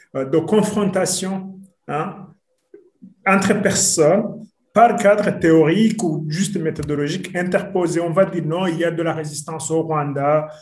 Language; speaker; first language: French; non-native, local second language; Rundi